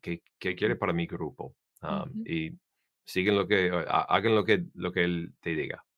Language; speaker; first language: Spanish; non-native, learner; English